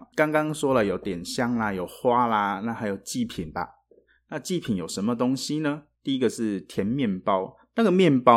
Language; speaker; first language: Chinese; native; Chinese